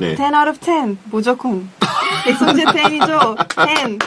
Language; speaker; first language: Korean; non-native, fluent; Russian